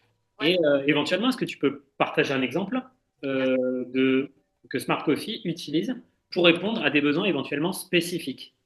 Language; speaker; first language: French; native; French